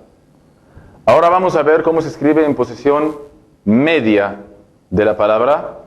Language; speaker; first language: Spanish; non-native, fluent; Arabic